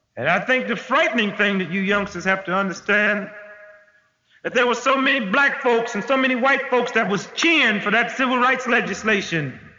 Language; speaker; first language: English; native; English